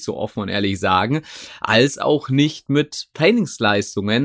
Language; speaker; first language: German; native; German